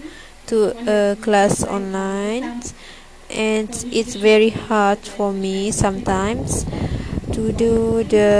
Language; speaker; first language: English; non-native, learner; Malay